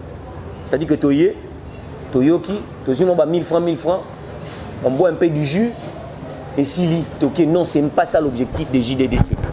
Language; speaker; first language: French; non-native, local second language; Lingala